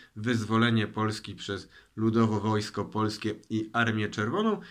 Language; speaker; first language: Polish; native; Polish